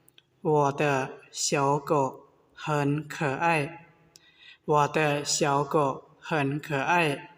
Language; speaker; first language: Chinese; non-native, learner; Hmong